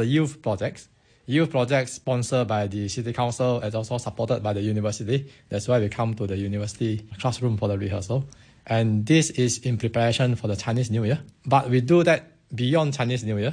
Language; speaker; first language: English; non-native, local second language; Min Nan Chinese